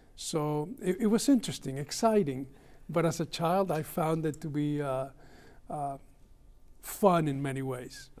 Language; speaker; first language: English; early bilingual, other home language; Spanish